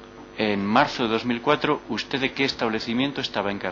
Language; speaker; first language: Spanish; native; Spanish